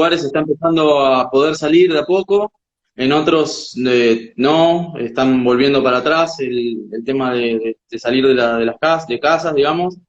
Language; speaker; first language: Spanish; native; Spanish